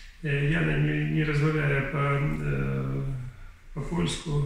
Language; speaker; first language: Polish; non-native, learner; Russian